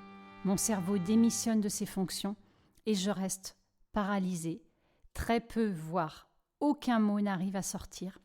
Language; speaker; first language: French; native; French